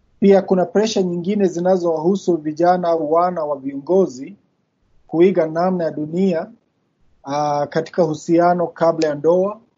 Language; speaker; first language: Swahili; non-native, local second language; Kikuyu